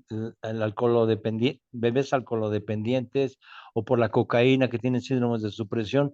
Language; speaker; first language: Spanish; native; Spanish